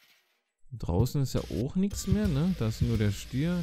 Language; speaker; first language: German; native; German